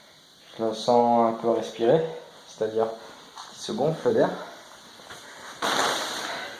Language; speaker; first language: French; native; French